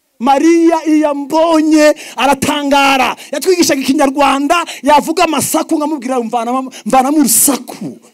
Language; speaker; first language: Kinyarwanda; early bilingual, heritage; Kinyarwanda